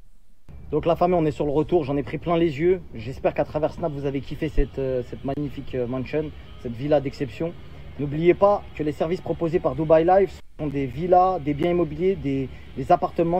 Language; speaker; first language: French; native; French